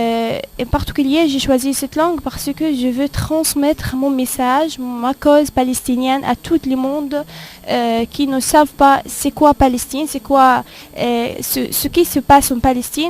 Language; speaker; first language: French; non-native, fluent; Arabic